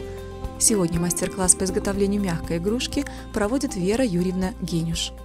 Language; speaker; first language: Russian; native; Russian